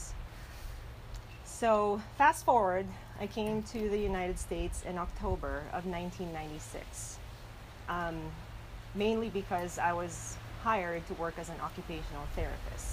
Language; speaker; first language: English; non-native, local second language; Filipino